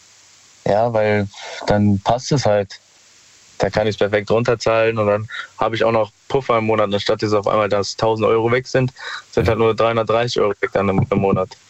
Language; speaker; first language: German; native; German